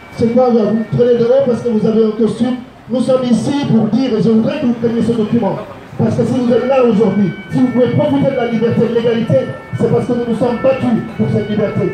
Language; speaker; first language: French; non-native, local second language; Wolof